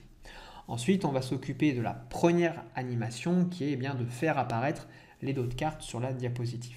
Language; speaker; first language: French; native; French